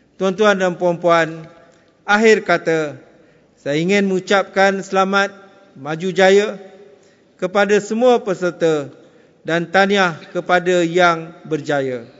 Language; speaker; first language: Malay; native; Malay